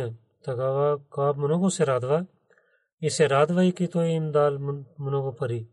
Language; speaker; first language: Bulgarian; non-native, learner; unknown